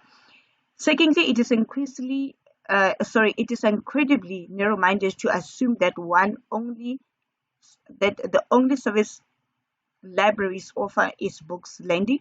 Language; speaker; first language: English; non-native, local second language; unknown